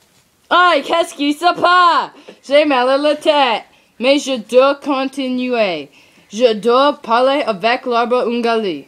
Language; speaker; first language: French; non-native, learner; English